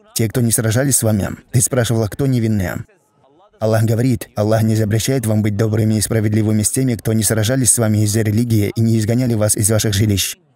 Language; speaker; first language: Russian; non-native, fluent; Danish